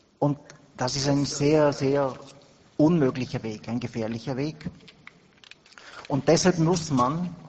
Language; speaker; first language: German; native; German